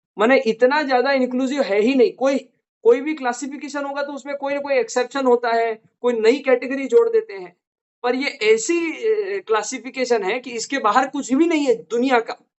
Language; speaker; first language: Hindi; non-native, local second language; Marathi